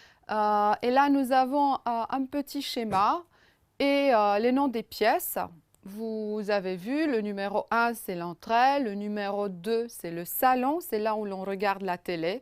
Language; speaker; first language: French; non-native, fluent; Romanian